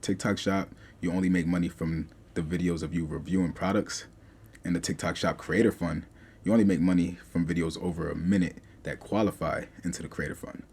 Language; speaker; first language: English; native; English